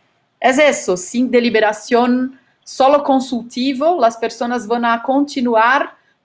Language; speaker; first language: Spanish; non-native, fluent; Portuguese